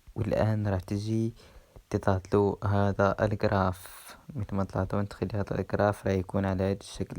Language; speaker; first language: Arabic; native; Arabic